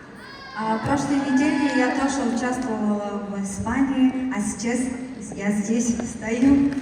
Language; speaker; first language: Russian; non-native, learner; Mongolian